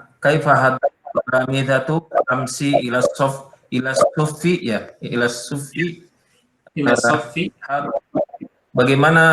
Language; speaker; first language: Arabic; non-native, learner; Indonesian